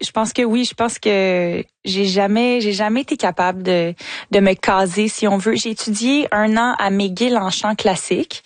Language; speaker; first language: French; native; French